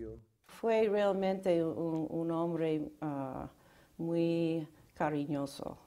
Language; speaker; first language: Spanish; non-native, fluent; English